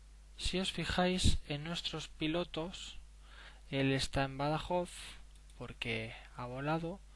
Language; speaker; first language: Spanish; native; Spanish